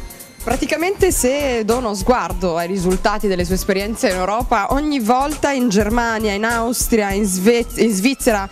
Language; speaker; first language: Italian; native; Italian